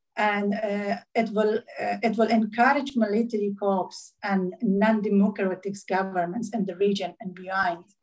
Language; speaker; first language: English; non-native, learner; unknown